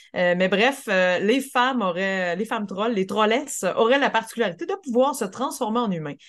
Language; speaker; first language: French; native; French